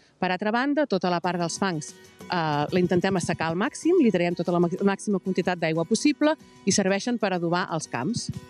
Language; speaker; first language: Catalan; native; Catalan